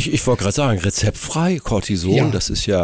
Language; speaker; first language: German; native; German